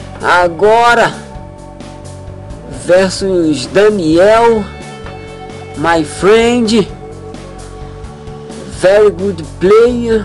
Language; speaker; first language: English; non-native, learner; Portuguese